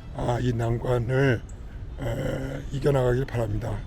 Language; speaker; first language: Korean; native; Korean